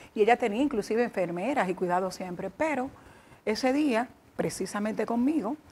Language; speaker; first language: Spanish; native; Spanish